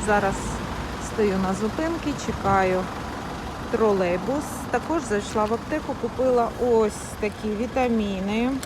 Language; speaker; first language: Ukrainian; native; Ukrainian